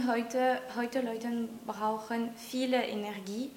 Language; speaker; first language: German; non-native, learner; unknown